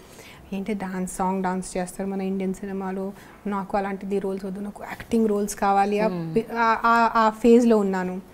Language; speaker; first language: Telugu; non-native, local second language; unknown